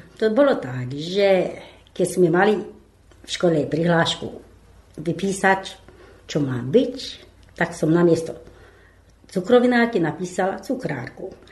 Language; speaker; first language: Slovak; non-native, local second language; Hungarian